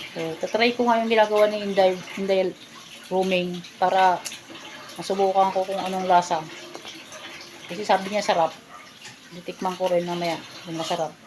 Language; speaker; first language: Filipino; non-native, local second language; Bikol